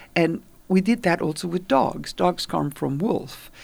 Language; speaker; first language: English; non-native, fluent; Italian